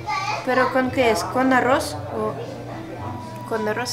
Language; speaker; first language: Spanish; non-native, fluent; Ukrainian